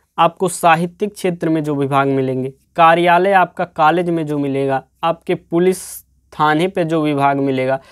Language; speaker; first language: Hindi; native; Hindi